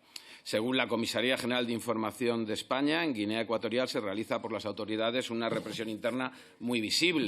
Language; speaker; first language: Spanish; native; Spanish